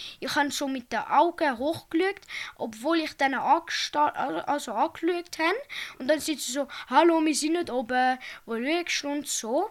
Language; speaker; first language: German; native; German